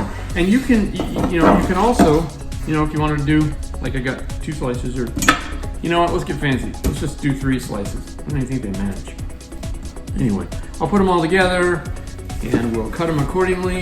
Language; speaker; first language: English; native; English